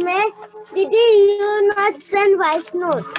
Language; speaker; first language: English; non-native, learner; Hindi